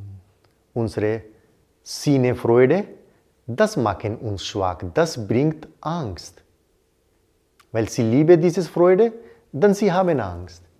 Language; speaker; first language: German; non-native, learner; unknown